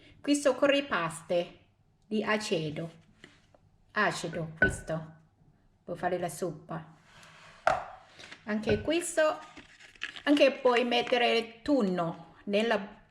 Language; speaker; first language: Italian; non-native, learner; Thai